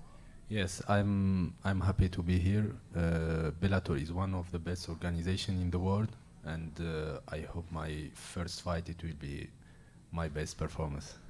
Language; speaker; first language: English; non-native, learner; Arabic